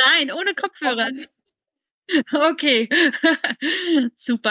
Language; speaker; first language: German; native; German